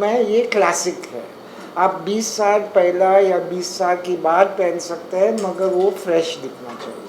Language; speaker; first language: Hindi; non-native, local second language; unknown